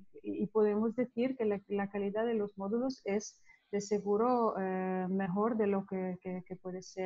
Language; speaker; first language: Spanish; non-native, learner; Italian